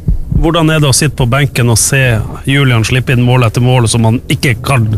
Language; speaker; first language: Norwegian; native; Norwegian